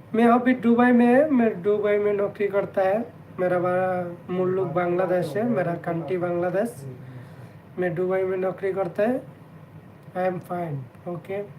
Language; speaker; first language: Hindi; non-native, learner; Bangla